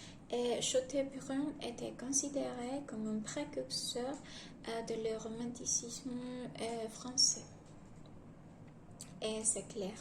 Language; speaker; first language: French; non-native, learner; Spanish